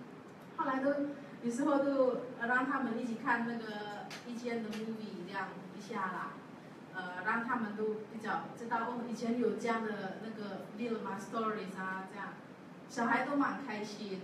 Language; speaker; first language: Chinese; non-native, learner; Javanese